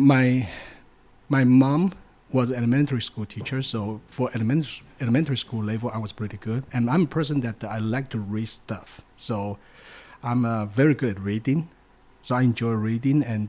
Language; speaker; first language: English; non-native, fluent; Chinese